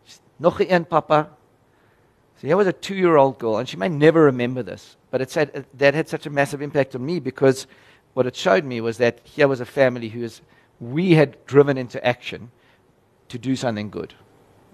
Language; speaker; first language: English; native; English